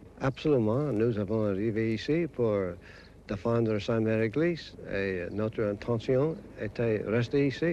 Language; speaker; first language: French; non-native, learner; English